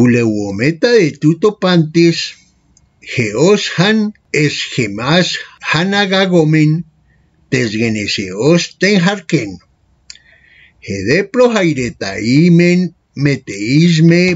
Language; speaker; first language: Greek; non-native, fluent; Spanish